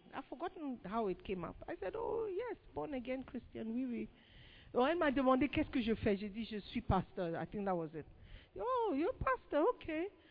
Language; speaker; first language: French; non-native, fluent; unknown